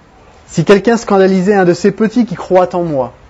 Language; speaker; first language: French; native; French